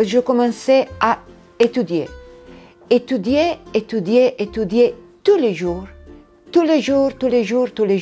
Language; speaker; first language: French; non-native, learner; Italian